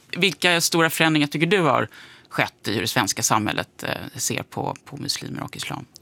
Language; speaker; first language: Swedish; native; Swedish